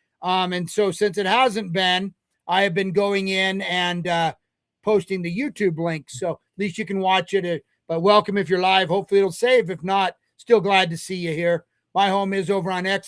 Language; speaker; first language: English; native; English